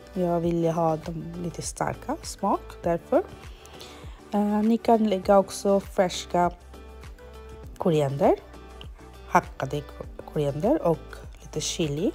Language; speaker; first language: Swedish; non-native, learner; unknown